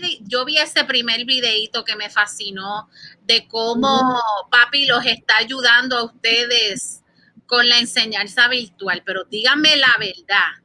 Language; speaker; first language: Spanish; early bilingual, heritage; Spanish